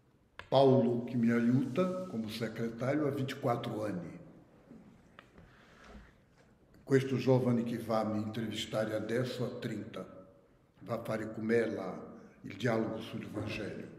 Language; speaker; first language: Italian; non-native, fluent; Portuguese